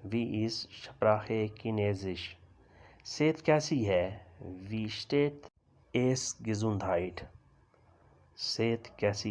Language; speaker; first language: German; non-native, learner; Urdu